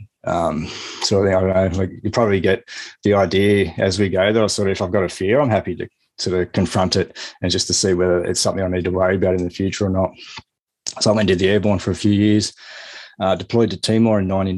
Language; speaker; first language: English; native; English